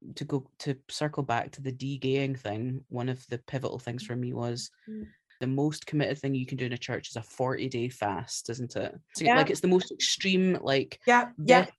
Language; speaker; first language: English; native; English